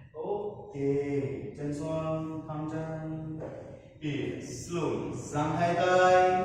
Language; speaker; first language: Vietnamese; non-native, learner; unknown